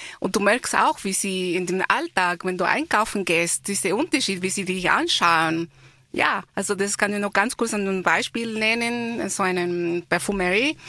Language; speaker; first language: German; non-native, fluent; Spanish